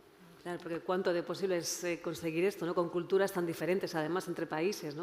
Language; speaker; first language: Spanish; native; Spanish